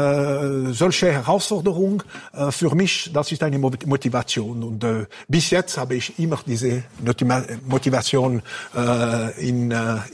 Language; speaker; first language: German; non-native, local second language; French